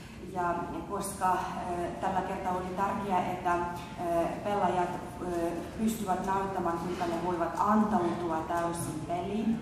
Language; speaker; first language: Finnish; non-native, fluent; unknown